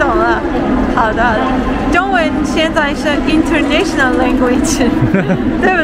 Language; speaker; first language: Chinese; non-native, learner; Armenian